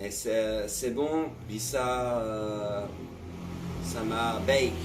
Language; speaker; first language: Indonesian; non-native, learner; French